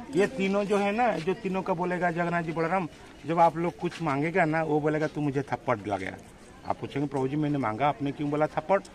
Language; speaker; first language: Hindi; non-native, local second language; Odia